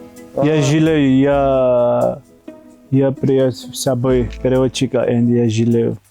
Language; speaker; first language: Russian; non-native, learner; Georgian